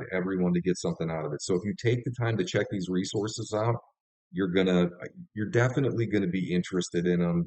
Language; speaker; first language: English; native; English